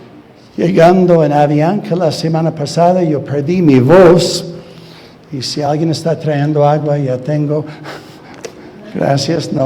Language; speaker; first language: Spanish; non-native, fluent; English